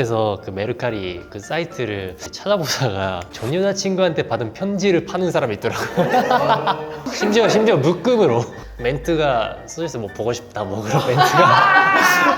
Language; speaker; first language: Korean; non-native, fluent; Japanese